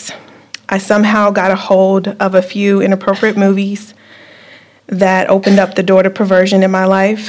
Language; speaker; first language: English; native; English